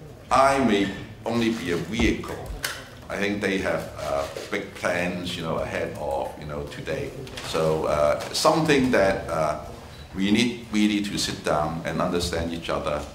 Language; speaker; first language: English; non-native, local second language; Cantonese